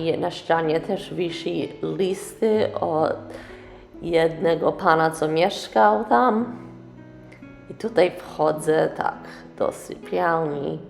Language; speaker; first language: Polish; early bilingual, heritage; English